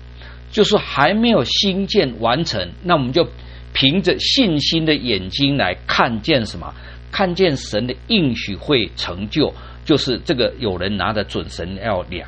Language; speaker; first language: Chinese; native; Chinese